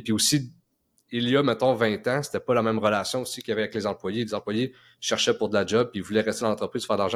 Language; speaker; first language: French; native; French